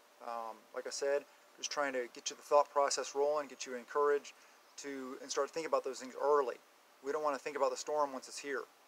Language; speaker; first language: English; native; English